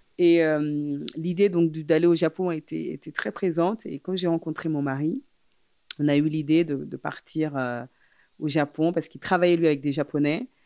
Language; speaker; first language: French; early bilingual, other home language; Fula